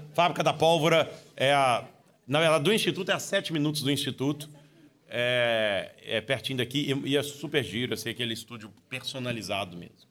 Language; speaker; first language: Portuguese; native; Portuguese